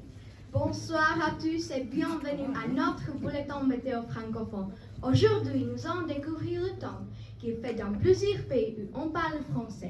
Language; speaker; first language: French; non-native, learner; Czech